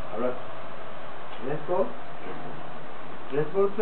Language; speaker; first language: Spanish; non-native, learner; Japanese